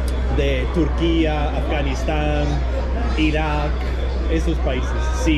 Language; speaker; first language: Spanish; non-native, learner; Danish